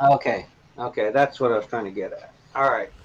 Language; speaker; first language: English; native; English